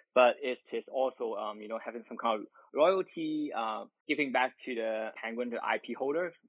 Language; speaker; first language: English; non-native, local second language; Cantonese